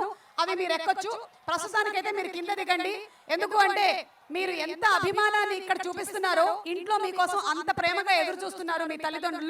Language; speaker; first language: Telugu; native; Telugu